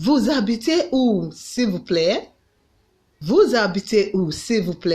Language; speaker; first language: French; non-native, fluent; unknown